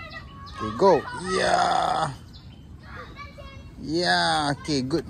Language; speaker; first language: English; non-native, local second language; Malay